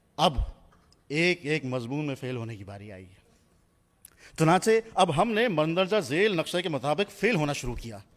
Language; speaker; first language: Urdu; native; Urdu